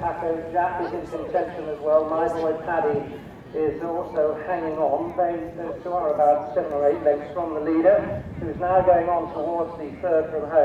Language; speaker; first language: English; native; English